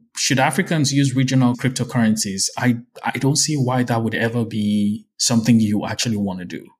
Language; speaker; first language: English; non-native, local second language; Yoruba